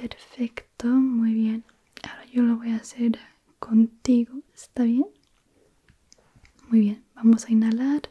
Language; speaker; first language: Spanish; early bilingual, heritage; Spanish